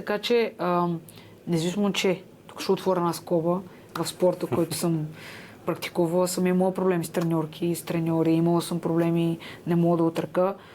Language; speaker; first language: Bulgarian; native; Bulgarian